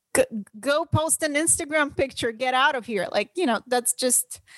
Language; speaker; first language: English; non-native, fluent; Russian